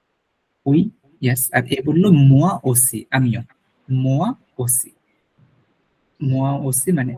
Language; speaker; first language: French; non-native, learner; Bangla